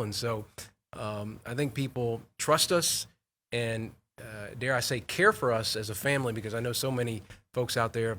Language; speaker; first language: English; native; English